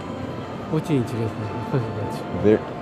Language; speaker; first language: Russian; non-native, fluent; Japanese